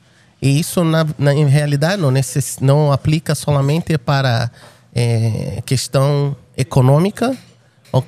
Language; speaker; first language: Spanish; non-native, fluent; Portuguese